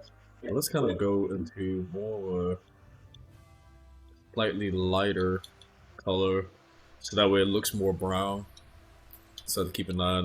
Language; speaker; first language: English; native; English